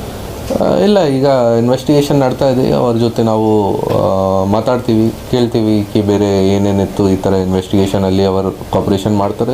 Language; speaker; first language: Kannada; non-native, fluent; Hindi